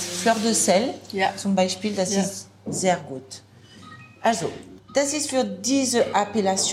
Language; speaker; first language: German; non-native, learner; French